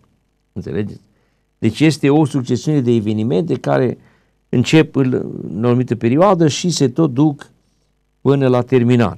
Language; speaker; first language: Romanian; native; Romanian